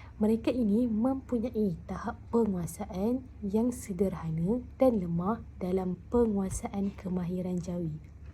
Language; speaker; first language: Malay; native; Malay